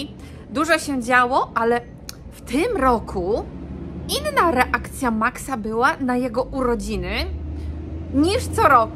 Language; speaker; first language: Polish; native; Polish